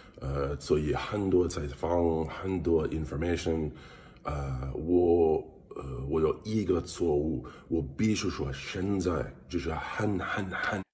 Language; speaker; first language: Chinese; non-native, learner; English